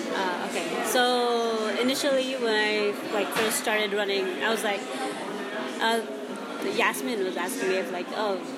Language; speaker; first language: English; non-native, local second language; Cebuano